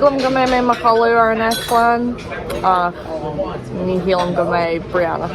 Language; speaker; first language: Irish; non-native, learner; English